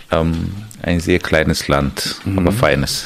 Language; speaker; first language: German; non-native, fluent; Armenian